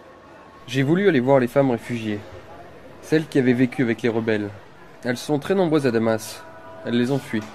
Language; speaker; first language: French; native; French